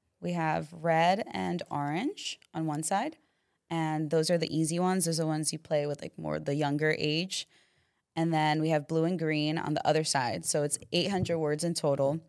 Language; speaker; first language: English; native; English